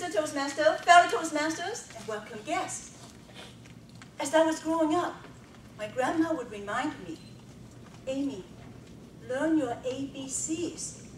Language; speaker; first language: English; non-native, fluent; Chinese